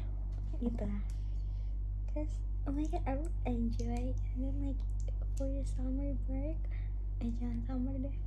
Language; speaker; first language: English; non-native, local second language; Indonesian